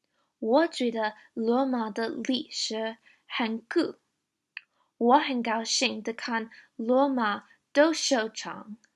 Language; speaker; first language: Chinese; non-native, learner; English